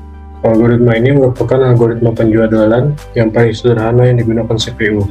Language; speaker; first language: Indonesian; native; Indonesian